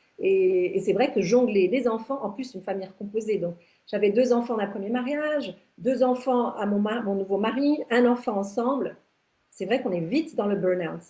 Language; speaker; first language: French; early bilingual, other home language; English